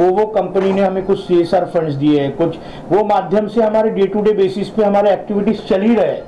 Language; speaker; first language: Hindi; non-native, local second language; Marathi